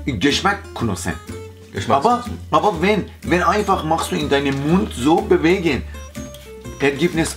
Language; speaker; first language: German; non-native, learner; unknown